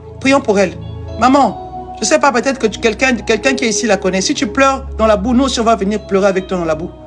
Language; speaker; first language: French; non-native, local second language; Lingala